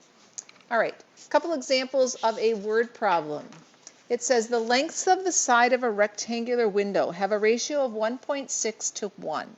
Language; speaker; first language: English; native; English